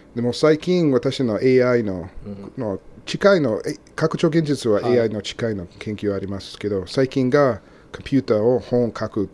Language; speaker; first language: Japanese; non-native, learner; English